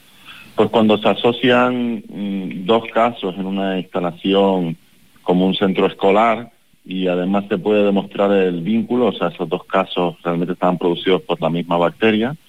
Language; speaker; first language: Spanish; native; Spanish